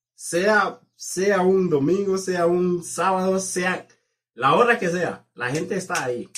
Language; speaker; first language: Spanish; non-native, fluent; Swahili